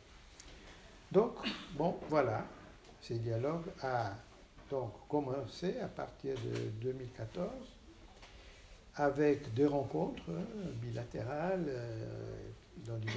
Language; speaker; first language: French; non-native, fluent; Portuguese